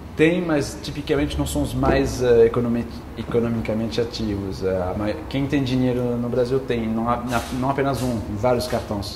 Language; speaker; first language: Portuguese; non-native, fluent; French